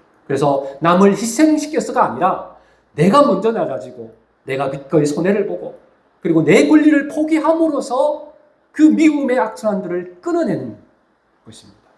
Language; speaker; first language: Korean; native; Korean